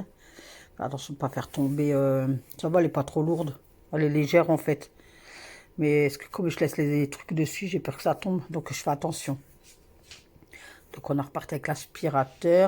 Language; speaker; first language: French; native; French